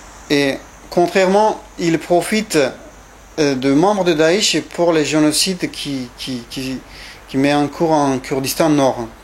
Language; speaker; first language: French; non-native, fluent; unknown